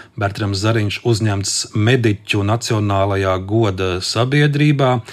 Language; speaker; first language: Latvian; native; Latvian